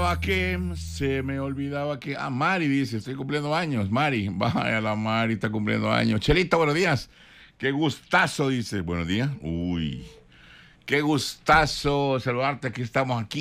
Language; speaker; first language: Spanish; native; Spanish